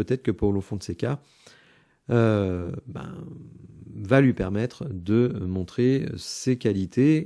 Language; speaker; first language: French; native; French